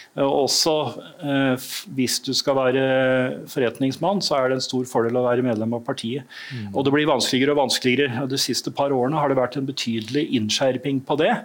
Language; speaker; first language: Norwegian; native; Norwegian